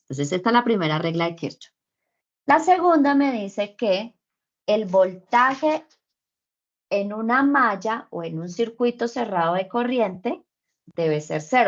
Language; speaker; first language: Spanish; native; Spanish